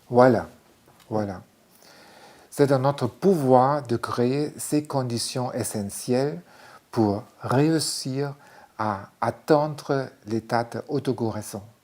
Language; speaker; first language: French; non-native, fluent; German